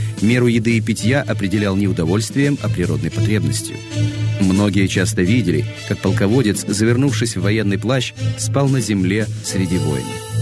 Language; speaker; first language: Russian; native; Russian